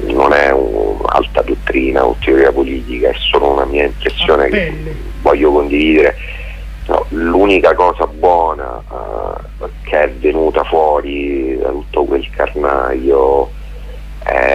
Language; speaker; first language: Italian; native; Italian